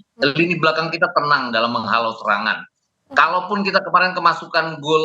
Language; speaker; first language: Indonesian; native; Indonesian